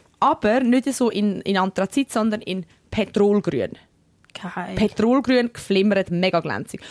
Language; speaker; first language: German; native; German